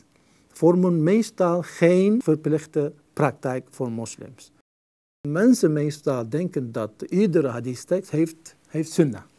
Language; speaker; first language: Dutch; non-native, fluent; Turkish